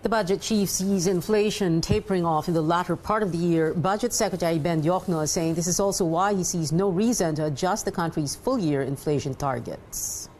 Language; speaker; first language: English; non-native, local second language; Filipino